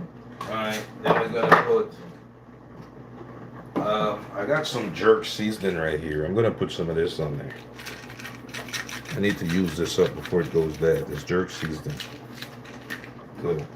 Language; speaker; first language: English; native; English